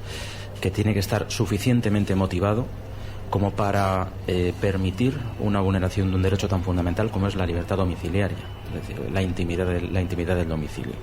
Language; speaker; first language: Spanish; native; Spanish